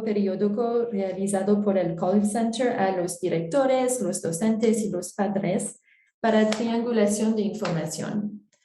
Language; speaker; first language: Spanish; non-native, fluent; French